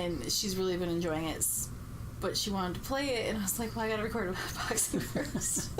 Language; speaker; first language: English; native; English